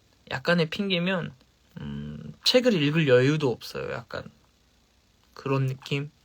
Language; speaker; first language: Korean; native; Korean